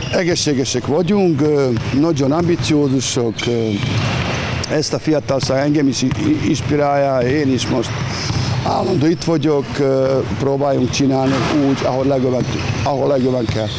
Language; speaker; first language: Hungarian; non-native, learner; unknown